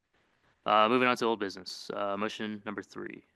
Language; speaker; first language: English; native; English